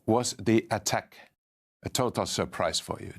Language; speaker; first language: English; non-native, fluent; Finnish